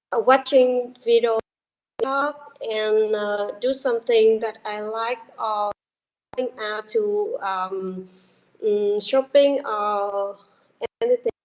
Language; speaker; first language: English; non-native, learner; Vietnamese